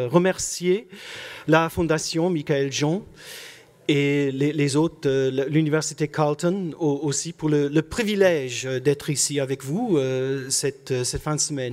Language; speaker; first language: French; non-native, fluent; English